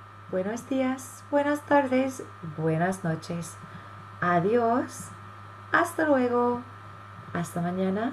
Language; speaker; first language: Spanish; non-native, fluent; English